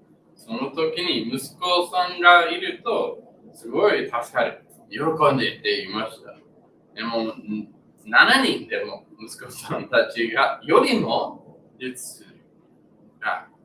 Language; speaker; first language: Japanese; non-native, learner; English